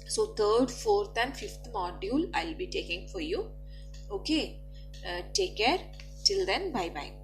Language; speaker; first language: English; non-native, local second language; Malayalam